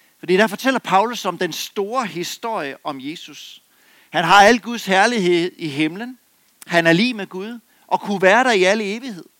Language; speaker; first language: Danish; native; Danish